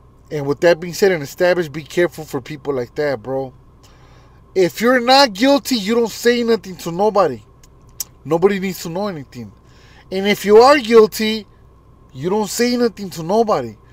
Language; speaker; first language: English; early bilingual, other home language; Spanish